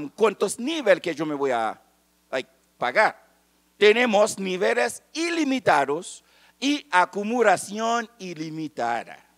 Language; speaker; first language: Spanish; non-native, fluent; Haitian Creole